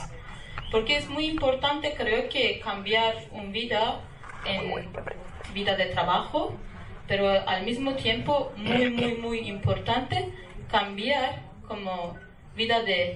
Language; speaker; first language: Spanish; non-native, learner; Kurdish